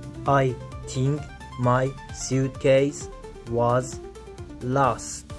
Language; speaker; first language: English; non-native, fluent; Persian